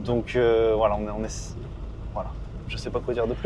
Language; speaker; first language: French; native; French